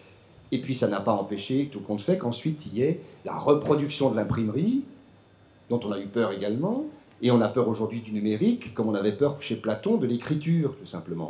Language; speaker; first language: French; native; French